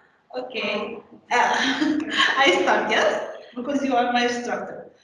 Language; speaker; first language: English; non-native, learner; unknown